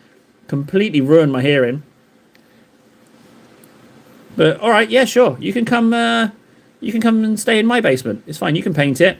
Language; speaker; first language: English; native; English